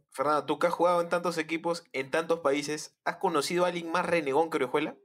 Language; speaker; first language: Spanish; native; Spanish